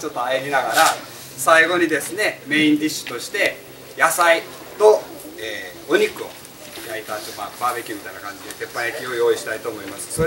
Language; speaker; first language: Japanese; native; Japanese